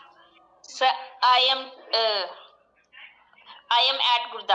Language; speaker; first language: English; non-native, learner; Punjabi